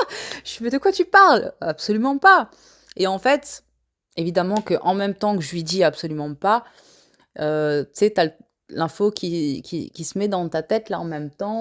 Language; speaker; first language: French; native; French